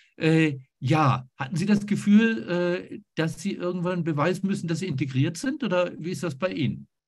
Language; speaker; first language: German; native; German